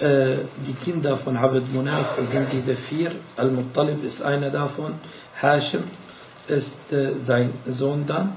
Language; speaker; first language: German; non-native, fluent; Arabic